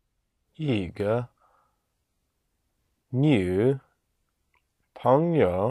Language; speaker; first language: Chinese; non-native, learner; English